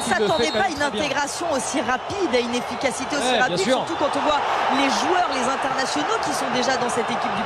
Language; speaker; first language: French; native; French